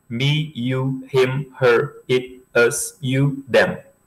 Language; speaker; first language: English; non-native, fluent; Portuguese